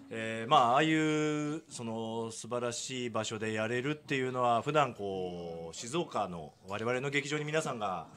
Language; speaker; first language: Japanese; native; Japanese